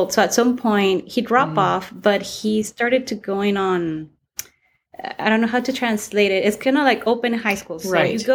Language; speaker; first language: English; non-native, fluent; Spanish